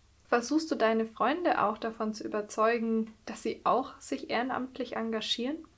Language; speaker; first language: German; native; German